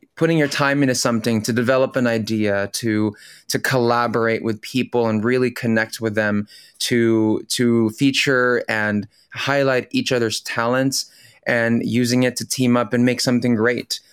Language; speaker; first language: English; early bilingual, other home language; Filipino